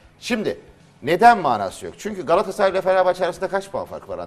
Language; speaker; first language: Turkish; native; Turkish